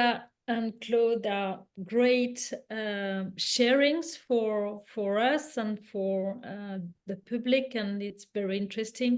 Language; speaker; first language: English; non-native, fluent; French